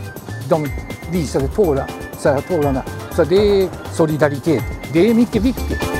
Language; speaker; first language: Swedish; non-native, learner; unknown